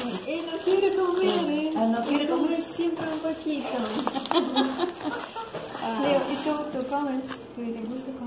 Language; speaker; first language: Spanish; non-native, learner; Russian